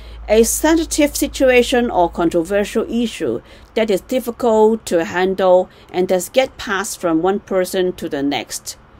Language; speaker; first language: English; non-native, local second language; Cantonese